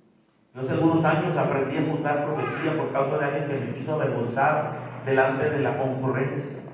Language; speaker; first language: Spanish; native; Spanish